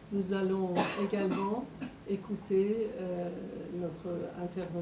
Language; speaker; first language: French; non-native, fluent; Persian